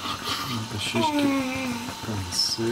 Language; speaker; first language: Russian; native; Russian